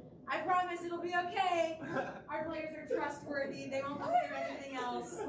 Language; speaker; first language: English; native; English